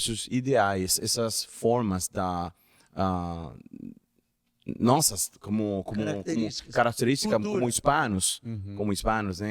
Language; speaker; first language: Portuguese; non-native, learner; Spanish